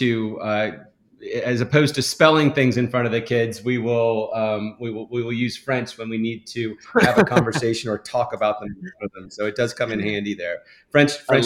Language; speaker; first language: English; native; English